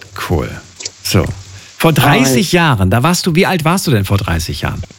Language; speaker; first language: German; native; German